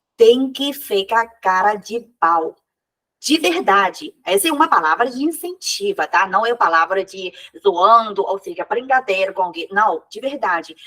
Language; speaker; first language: Portuguese; non-native, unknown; Chinese